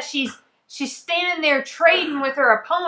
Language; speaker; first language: English; native; English